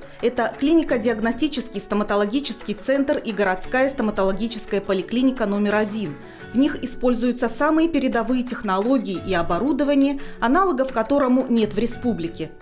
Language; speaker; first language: Russian; native; Russian